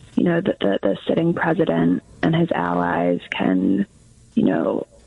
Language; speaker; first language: English; native; English